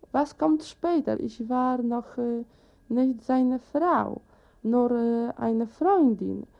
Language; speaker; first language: German; non-native, learner; Polish